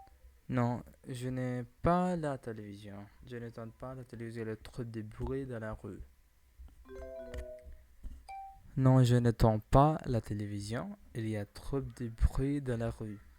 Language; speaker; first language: French; non-native, learner; English